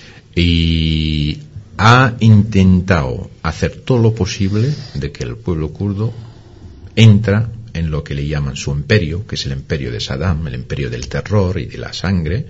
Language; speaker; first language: Spanish; non-native, fluent; Kurdish